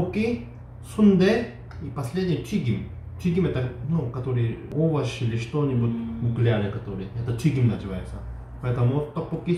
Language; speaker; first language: Russian; non-native, learner; Korean